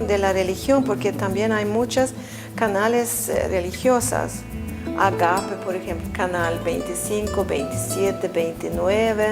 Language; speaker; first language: Spanish; non-native, fluent; Swedish